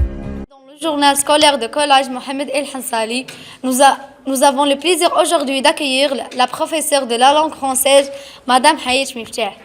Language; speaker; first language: French; non-native, learner; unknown